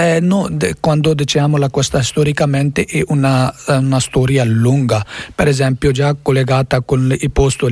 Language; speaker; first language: Italian; non-native, learner; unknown